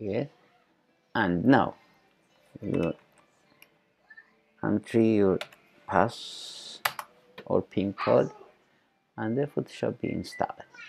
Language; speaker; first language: English; non-native, learner; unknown